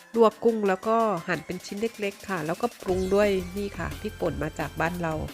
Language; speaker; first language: Thai; native; Thai